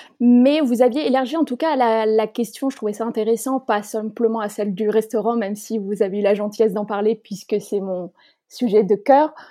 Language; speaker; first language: French; native; French